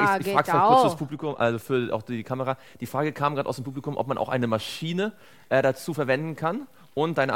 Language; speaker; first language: German; native; German